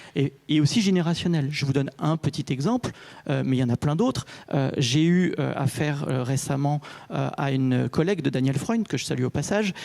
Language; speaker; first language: French; native; French